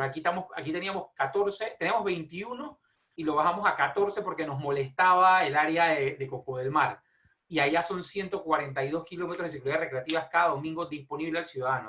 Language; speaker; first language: Spanish; native; Spanish